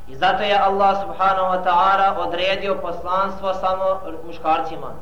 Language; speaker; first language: Bosnian; non-native, fluent; Arabic